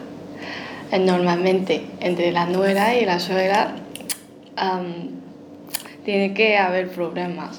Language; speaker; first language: Spanish; non-native, fluent; Chinese